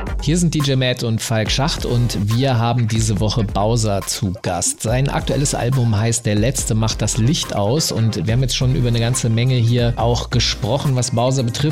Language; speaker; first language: German; native; German